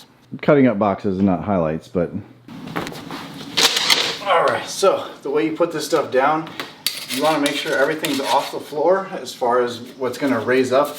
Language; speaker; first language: English; native; English